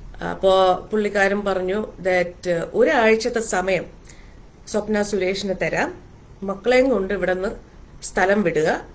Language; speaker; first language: Malayalam; early bilingual, heritage; Malayalam